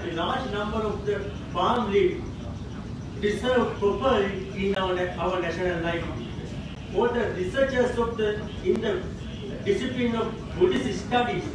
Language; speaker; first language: English; non-native, local second language; Sinhala